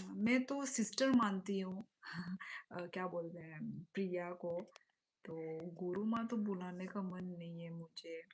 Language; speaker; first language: Hindi; non-native, local second language; Kok Borok